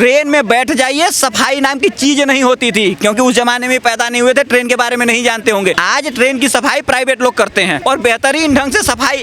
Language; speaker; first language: Hindi; non-native, local second language; Bhojpuri